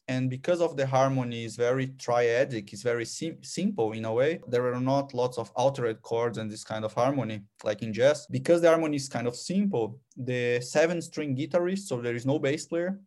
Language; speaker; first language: English; non-native, fluent; Portuguese